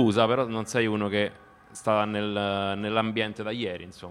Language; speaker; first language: Italian; native; Italian